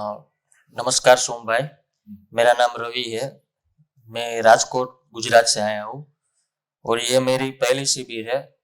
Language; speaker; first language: Hindi; non-native, local second language; Gujarati